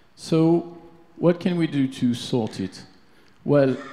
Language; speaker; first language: English; non-native, fluent; French